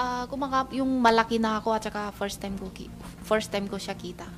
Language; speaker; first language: Filipino; non-native, learner; Chinese